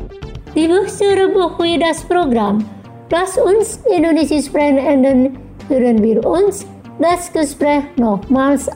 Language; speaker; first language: German; non-native, fluent; Indonesian